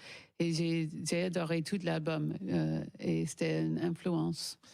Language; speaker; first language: French; non-native, learner; English